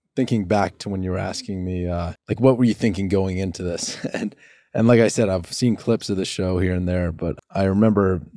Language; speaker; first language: English; native; English